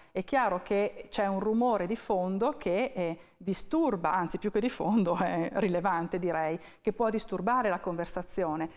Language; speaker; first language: Italian; native; Italian